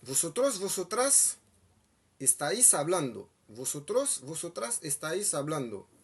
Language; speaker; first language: Spanish; non-native, fluent; Haitian Creole